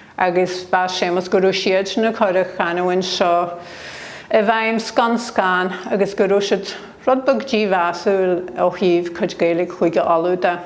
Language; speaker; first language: Irish; native; Irish